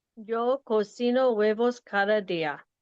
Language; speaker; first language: Spanish; non-native, learner; English